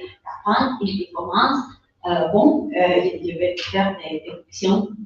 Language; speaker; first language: French; non-native, fluent; Spanish